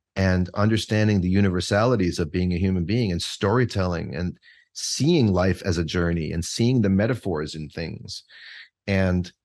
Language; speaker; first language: English; native; English